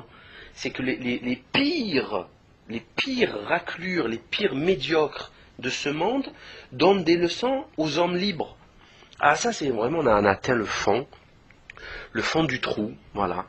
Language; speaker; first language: French; native; French